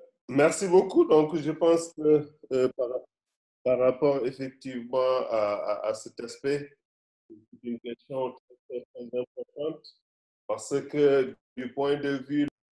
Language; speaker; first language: French; non-native, local second language; Wolof